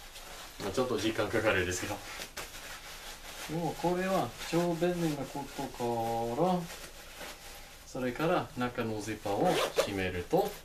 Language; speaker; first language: Japanese; non-native, fluent; English